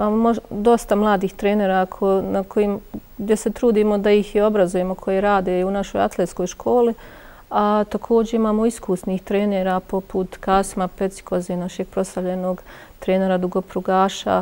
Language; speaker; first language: Croatian; native; Croatian